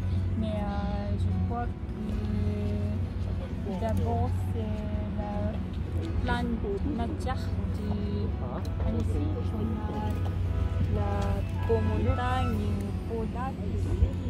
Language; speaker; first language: French; non-native, learner; Japanese